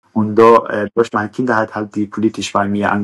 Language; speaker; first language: German; non-native, fluent; Kurdish